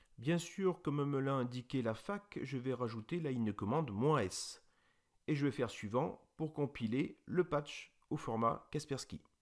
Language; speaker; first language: French; native; French